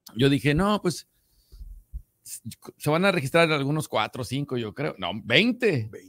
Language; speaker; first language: Spanish; native; Spanish